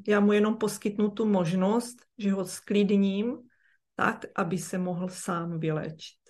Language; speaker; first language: Czech; native; Czech